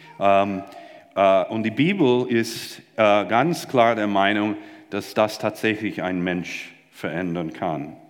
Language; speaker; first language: German; non-native, fluent; English